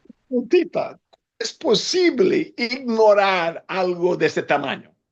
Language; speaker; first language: Spanish; non-native, fluent; English